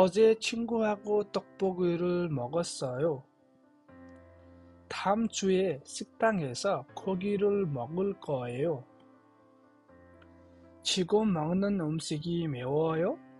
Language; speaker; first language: Korean; non-native, fluent; Nepali